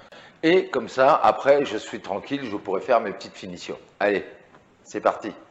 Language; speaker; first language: French; native; French